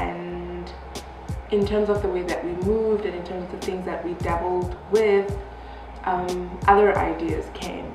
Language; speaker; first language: English; non-native, local second language; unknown